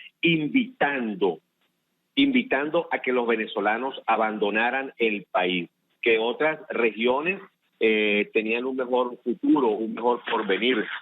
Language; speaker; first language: Spanish; native; Spanish